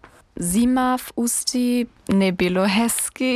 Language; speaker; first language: Czech; non-native, learner; German